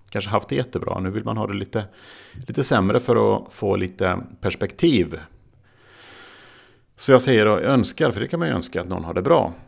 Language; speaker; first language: Swedish; native; Swedish